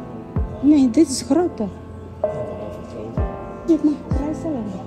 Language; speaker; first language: Dutch; non-native, learner; Indonesian